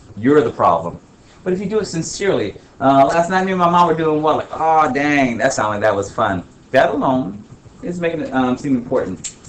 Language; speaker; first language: English; early bilingual, other home language; Spanish